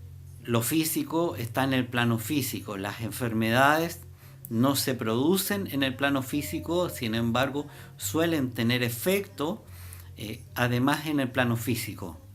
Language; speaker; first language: Spanish; native; Spanish